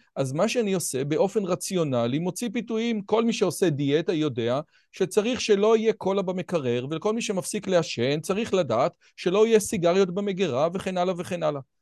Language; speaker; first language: Hebrew; native; Hebrew